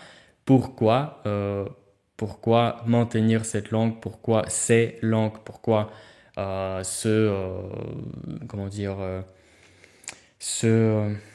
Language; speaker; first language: French; non-native, fluent; Russian